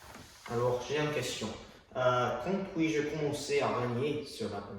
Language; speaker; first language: French; non-native, learner; English